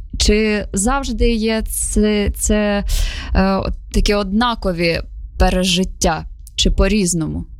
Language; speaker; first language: Ukrainian; native; Ukrainian